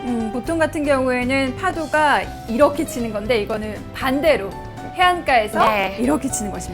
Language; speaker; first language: Korean; native; Korean